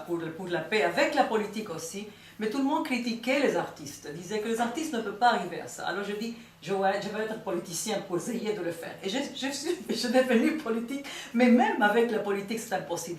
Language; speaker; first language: French; non-native, fluent; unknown